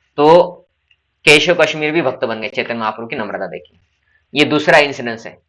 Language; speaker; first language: Hindi; non-native, local second language; Marathi